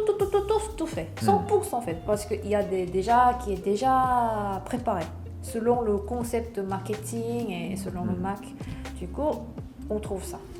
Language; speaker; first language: French; non-native, learner; Korean